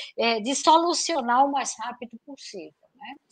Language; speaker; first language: Portuguese; native; Portuguese